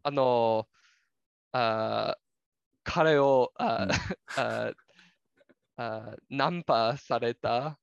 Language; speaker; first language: Japanese; non-native, learner; English